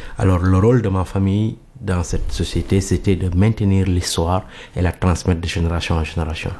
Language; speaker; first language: French; non-native, local second language; Mandingo